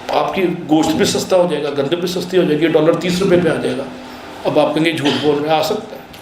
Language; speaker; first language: Urdu; native; Urdu